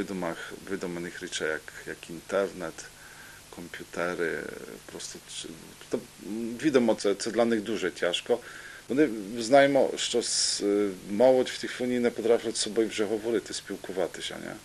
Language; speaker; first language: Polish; non-native, local second language; Rusyn